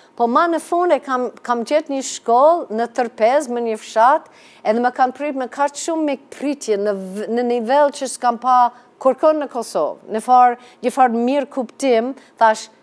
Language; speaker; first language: Albanian; non-native, fluent; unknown